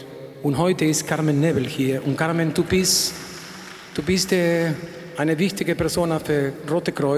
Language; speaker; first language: German; non-native, learner; Spanish